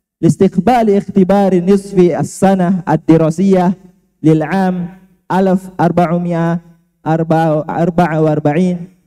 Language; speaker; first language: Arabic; non-native, learner; Indonesian